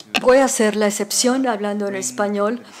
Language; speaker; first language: Spanish; non-native, learner; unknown